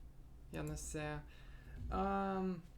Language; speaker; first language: Spanish; non-native, learner; Russian